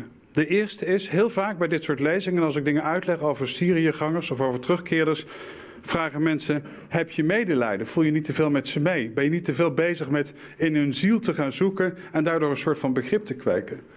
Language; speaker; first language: Dutch; native; Dutch